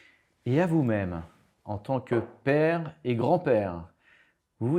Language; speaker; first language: French; native; French